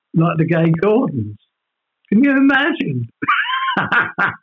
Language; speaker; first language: English; native; English